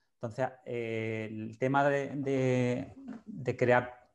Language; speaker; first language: Spanish; native; Spanish